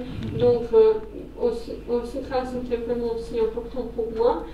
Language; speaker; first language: French; non-native, fluent; Serbian